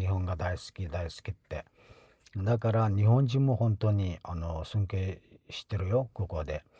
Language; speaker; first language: Japanese; non-native, fluent; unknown